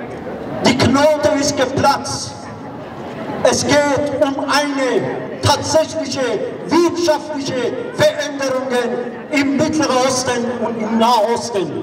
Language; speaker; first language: German; non-native, fluent; Persian